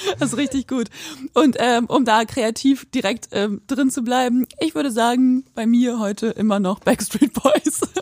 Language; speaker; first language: German; native; German